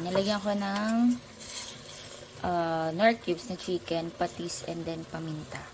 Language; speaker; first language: Filipino; native; Filipino